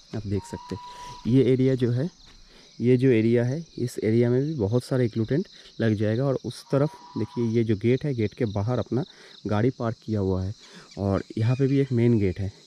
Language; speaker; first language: Hindi; non-native, local second language; Bangla